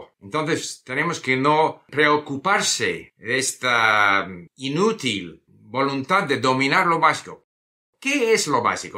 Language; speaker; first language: Spanish; non-native, fluent; English